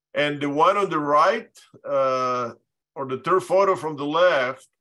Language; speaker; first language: English; non-native, fluent; Spanish